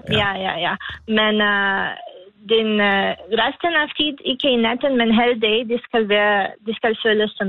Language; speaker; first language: Danish; non-native, learner; Lithuanian